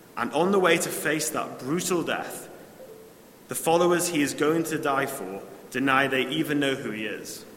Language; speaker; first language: English; native; English